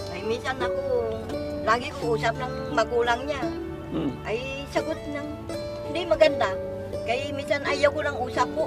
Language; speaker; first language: Filipino; non-native, learner; Vietnamese